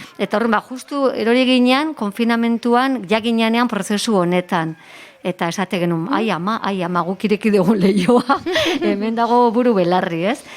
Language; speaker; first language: Basque; non-native, local second language; Spanish